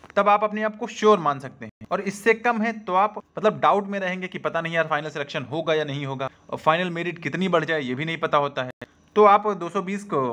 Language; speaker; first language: Hindi; native; Hindi